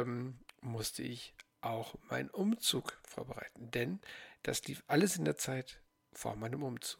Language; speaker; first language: German; native; German